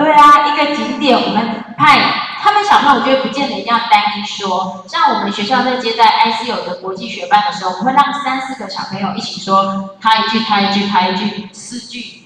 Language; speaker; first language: Chinese; native; Chinese